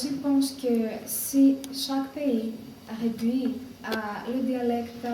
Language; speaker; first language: French; non-native, learner; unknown